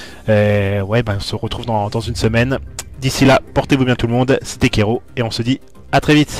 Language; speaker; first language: French; native; French